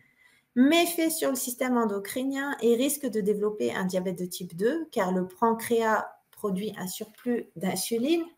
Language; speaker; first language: French; native; French